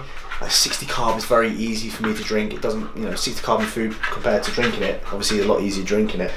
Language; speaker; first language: English; native; English